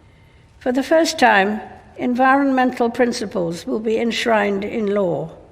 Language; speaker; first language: English; native; English